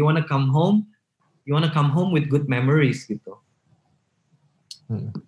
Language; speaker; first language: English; non-native, local second language; Indonesian